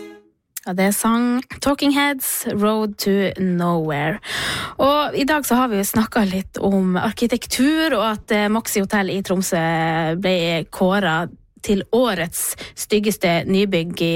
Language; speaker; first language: Norwegian; native; Norwegian